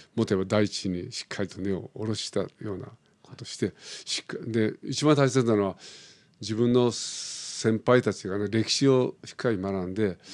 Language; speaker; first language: Japanese; native; Japanese